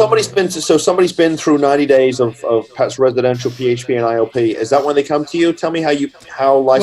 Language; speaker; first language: English; native; English